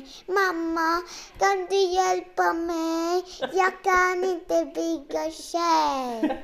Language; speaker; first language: Swedish; early bilingual, other home language; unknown